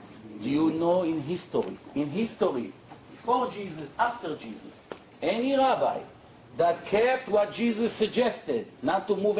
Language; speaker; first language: English; non-native, fluent; Hebrew